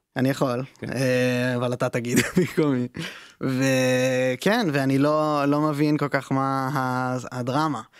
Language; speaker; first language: Hebrew; native; Hebrew